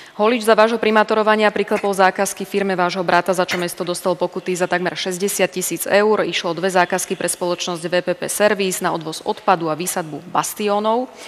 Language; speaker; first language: Slovak; native; Slovak